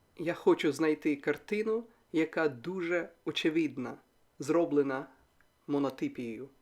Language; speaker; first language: Ukrainian; non-native, local second language; Russian